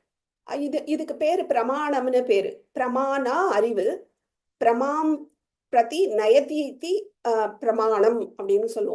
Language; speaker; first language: Tamil; native; Tamil